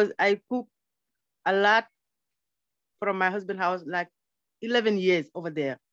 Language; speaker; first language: English; non-native, learner; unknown